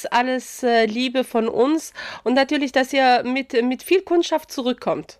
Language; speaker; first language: German; non-native, fluent; Arabic